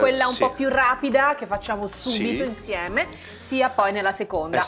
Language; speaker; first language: Italian; native; Italian